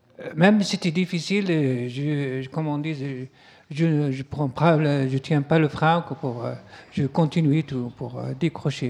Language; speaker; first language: French; non-native, learner; Arabic